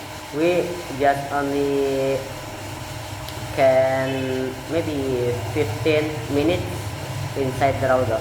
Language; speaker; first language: English; non-native, learner; Indonesian